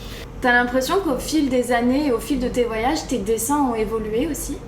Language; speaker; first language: French; native; French